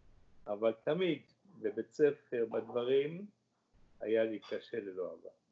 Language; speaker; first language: Hebrew; early bilingual, other home language; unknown